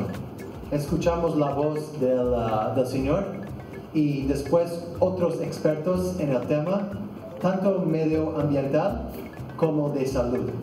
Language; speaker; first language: Spanish; non-native, fluent; English